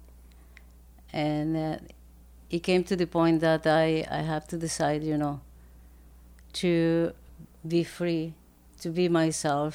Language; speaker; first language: English; non-native, fluent; Spanish